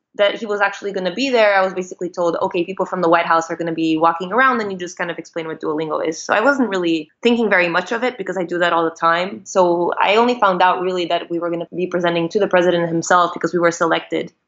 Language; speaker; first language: English; non-native, fluent; Portuguese